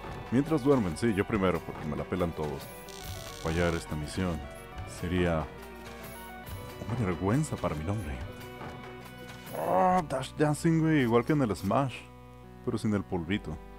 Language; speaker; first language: Spanish; native; Spanish